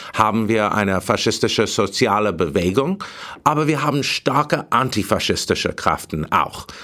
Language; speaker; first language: German; non-native, learner; English